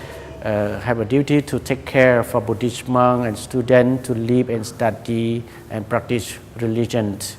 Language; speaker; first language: English; non-native, learner; Khmer